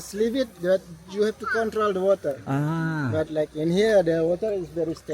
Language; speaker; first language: English; non-native, learner; Indonesian